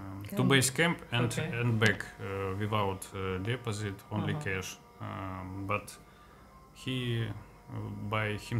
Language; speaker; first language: English; non-native, learner; Russian